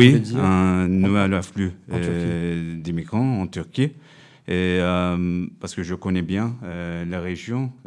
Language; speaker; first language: French; non-native, fluent; Turkish